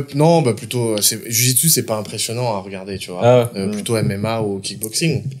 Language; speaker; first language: French; native; French